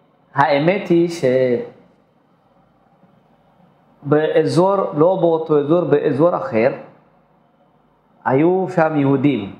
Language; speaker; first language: Hebrew; non-native, fluent; Amharic